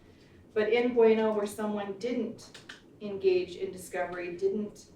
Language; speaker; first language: English; native; English